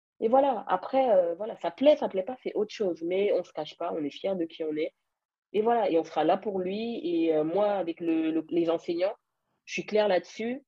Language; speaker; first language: French; early bilingual, other home language; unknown